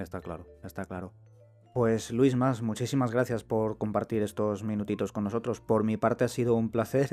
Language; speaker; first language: Spanish; native; Spanish